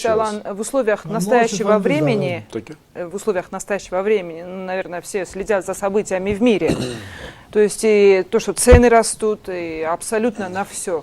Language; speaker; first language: Russian; non-native, local second language; Ossetic